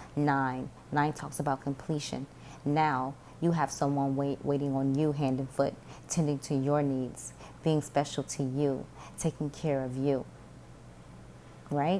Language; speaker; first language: English; native; English